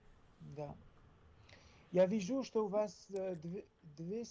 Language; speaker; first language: Russian; non-native, learner; French